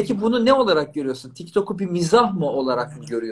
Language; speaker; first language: Turkish; native; Turkish